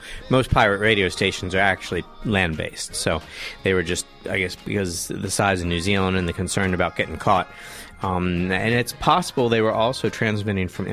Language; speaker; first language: English; native; English